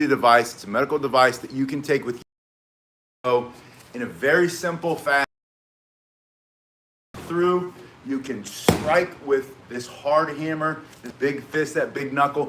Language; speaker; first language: English; native; English